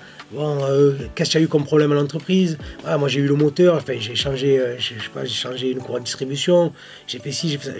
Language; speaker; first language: French; native; French